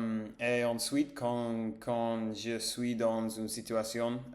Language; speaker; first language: French; non-native, learner; English